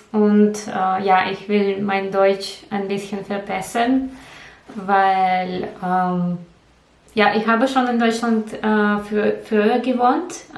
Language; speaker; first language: German; non-native, learner; Russian